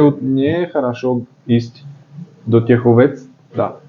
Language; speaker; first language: Russian; non-native, learner; Slovak